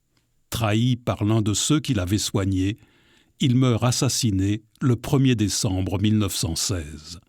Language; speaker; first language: French; native; French